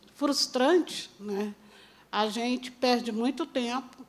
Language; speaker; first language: Portuguese; native; Portuguese